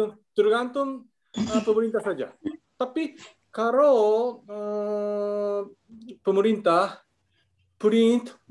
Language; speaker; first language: Indonesian; non-native, learner; Japanese